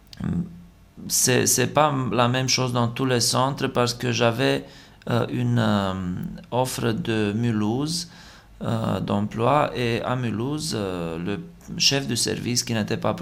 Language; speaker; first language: French; non-native, fluent; Romanian